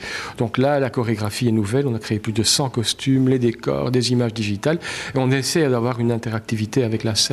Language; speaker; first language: French; native; French